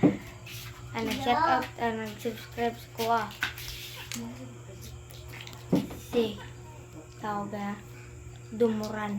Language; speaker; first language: Filipino; non-native, local second language; Cebuano